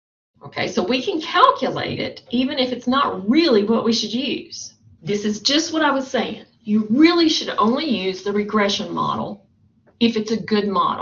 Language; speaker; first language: English; native; English